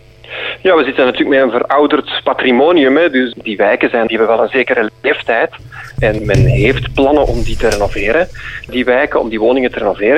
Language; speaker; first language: Dutch; native; Dutch